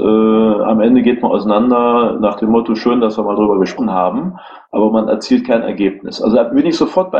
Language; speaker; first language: German; native; German